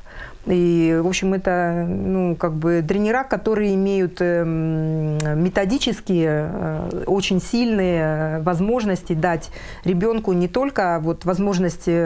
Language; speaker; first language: Russian; native; Russian